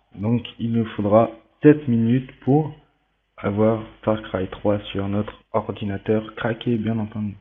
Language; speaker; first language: French; native; French